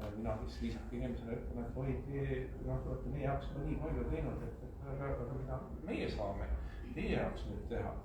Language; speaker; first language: Estonian; native; Estonian